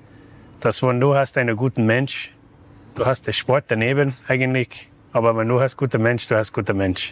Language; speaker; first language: German; non-native, fluent; English